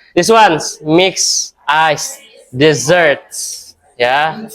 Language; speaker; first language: English; non-native, fluent; Indonesian